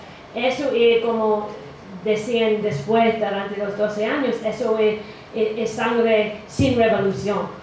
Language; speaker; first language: Spanish; non-native, fluent; English